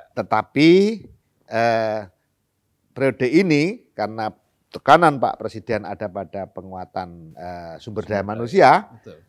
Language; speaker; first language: Indonesian; native; Indonesian